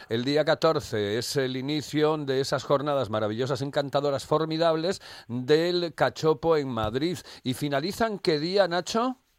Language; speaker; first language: Spanish; native; Spanish